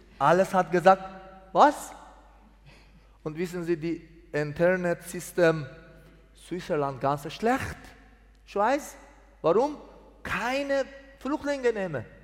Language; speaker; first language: German; non-native, learner; Persian